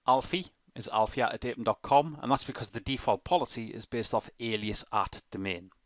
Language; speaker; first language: English; native; English